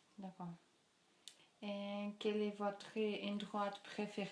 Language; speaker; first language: French; non-native, learner; Portuguese